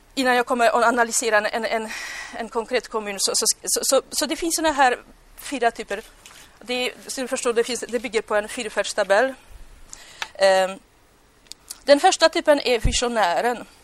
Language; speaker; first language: Swedish; non-native, fluent; Polish